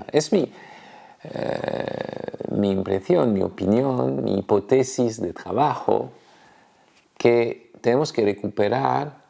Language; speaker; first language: Spanish; non-native, fluent; French